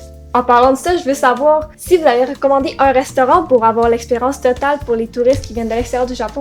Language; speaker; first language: French; native; French